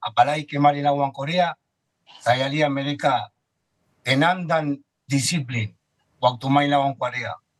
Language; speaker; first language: Indonesian; non-native, fluent; Spanish